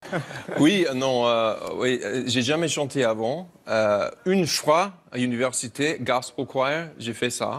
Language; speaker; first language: French; non-native, learner; English